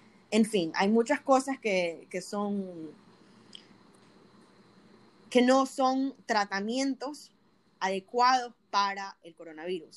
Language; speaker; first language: Spanish; native; Spanish